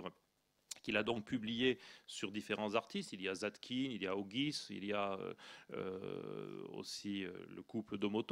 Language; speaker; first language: French; native; French